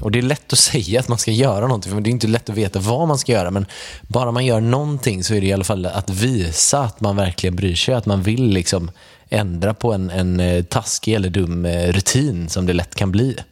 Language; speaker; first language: Swedish; native; Swedish